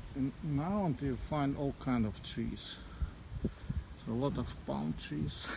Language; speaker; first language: English; non-native, fluent; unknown